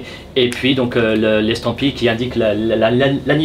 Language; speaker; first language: French; native; French